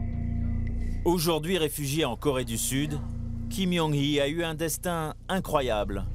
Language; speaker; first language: French; native; French